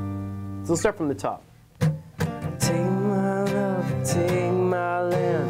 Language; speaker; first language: English; native; English